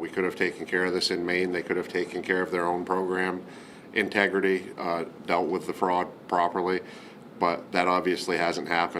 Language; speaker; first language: English; native; English